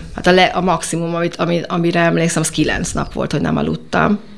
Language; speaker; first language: Hungarian; native; Hungarian